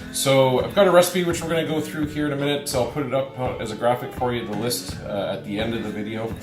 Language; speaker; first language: English; native; English